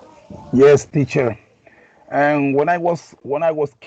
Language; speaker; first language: English; non-native, learner; Spanish